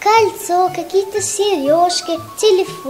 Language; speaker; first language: Russian; non-native, local second language; Tajik